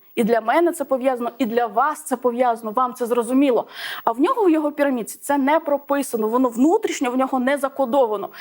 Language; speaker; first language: Ukrainian; non-native, local second language; Russian